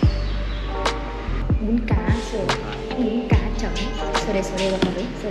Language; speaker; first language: Japanese; non-native, learner; Vietnamese